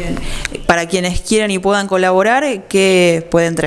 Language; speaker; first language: Spanish; native; Spanish